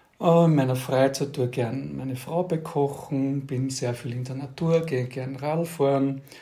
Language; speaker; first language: German; native; German